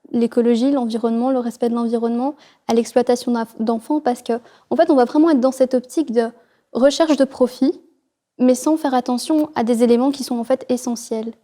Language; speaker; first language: French; native; French